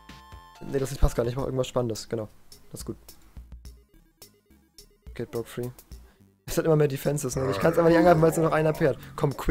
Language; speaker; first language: German; native; German